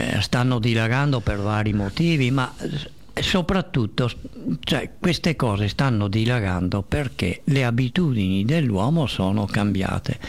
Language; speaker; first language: Italian; native; Italian